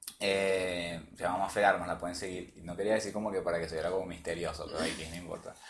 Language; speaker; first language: Spanish; native; Spanish